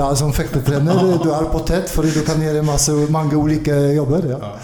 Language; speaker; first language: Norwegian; non-native, fluent; Polish